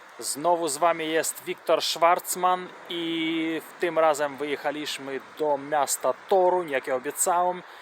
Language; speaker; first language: Polish; non-native, fluent; Russian